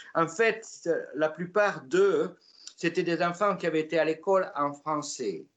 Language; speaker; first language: French; native; French